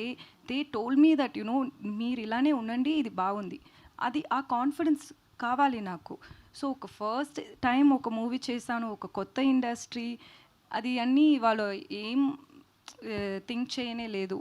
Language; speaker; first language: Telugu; non-native, learner; Tamil